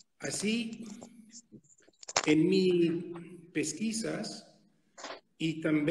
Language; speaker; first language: Spanish; non-native, fluent; Italian